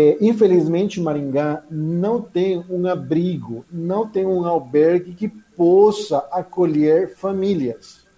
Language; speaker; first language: Portuguese; non-native, fluent; Spanish